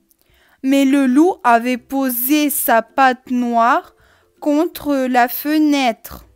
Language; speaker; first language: French; non-native, fluent; Russian